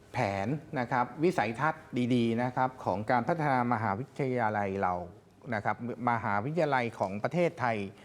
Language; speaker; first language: Thai; native; Thai